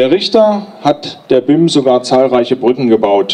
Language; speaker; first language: German; native; German